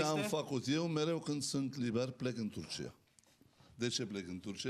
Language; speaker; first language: Romanian; non-native, learner; Turkish